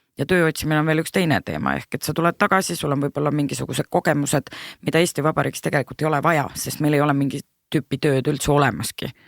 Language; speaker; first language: Estonian; native; Estonian